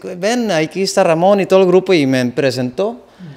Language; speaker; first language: Spanish; non-native, fluent; Dutch